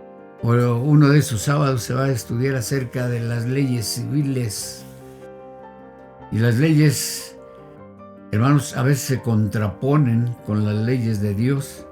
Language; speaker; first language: Spanish; native; Spanish